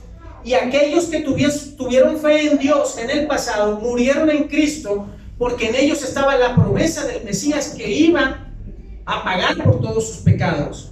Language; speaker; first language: Spanish; native; Spanish